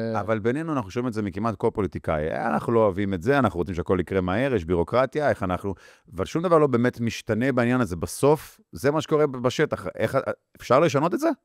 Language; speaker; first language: Hebrew; native; Hebrew